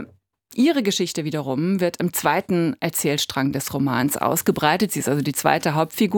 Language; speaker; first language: German; native; German